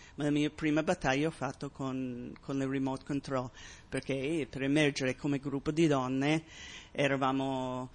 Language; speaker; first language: Italian; non-native, fluent; English